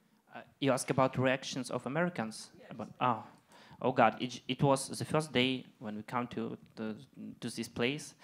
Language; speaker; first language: English; non-native, learner; Ukrainian